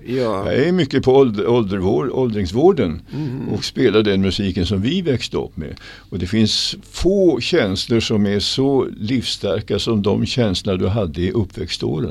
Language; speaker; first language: Swedish; native; Swedish